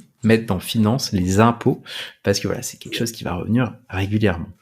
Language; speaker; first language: French; native; French